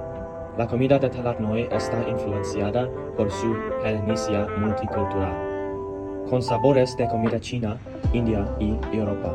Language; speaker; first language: Spanish; non-native, learner; Thai